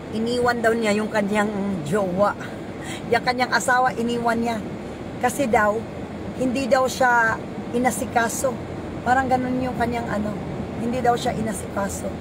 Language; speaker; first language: Filipino; non-native, local second language; Cebuano